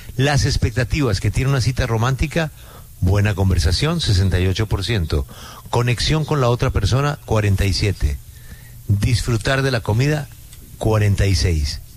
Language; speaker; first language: Spanish; native; Spanish